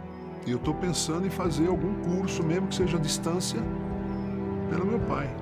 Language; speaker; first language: Portuguese; native; Portuguese